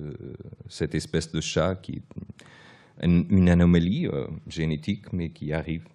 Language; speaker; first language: French; early bilingual, other home language; Portuguese